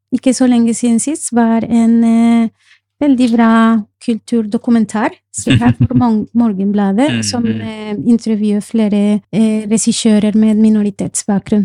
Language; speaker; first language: Norwegian; non-native, fluent; Spanish